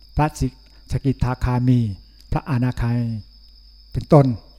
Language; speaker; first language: Thai; native; Thai